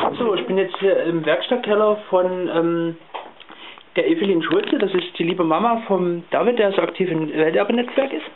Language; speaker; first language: German; native; German